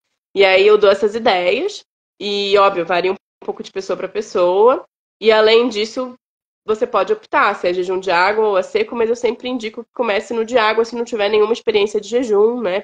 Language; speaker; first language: Portuguese; native; Portuguese